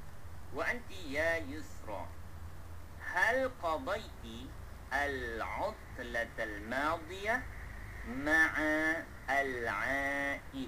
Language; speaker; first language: Arabic; non-native, fluent; Malay